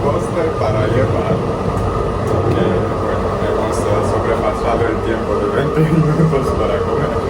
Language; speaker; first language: Spanish; non-native, fluent; Romanian